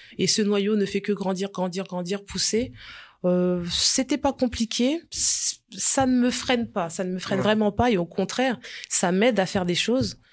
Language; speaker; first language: French; early bilingual, other home language; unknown